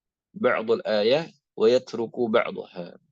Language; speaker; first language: Arabic; non-native, fluent; Indonesian